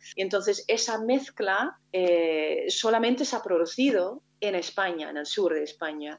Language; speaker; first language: Spanish; non-native, fluent; Dutch